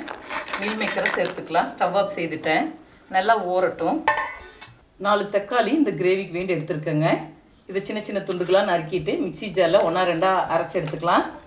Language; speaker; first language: Tamil; native; Tamil